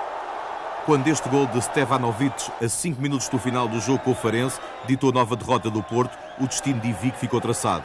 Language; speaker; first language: Portuguese; native; Portuguese